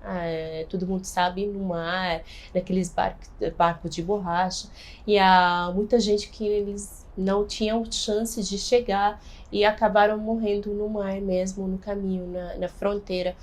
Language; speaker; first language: Portuguese; non-native, fluent; Arabic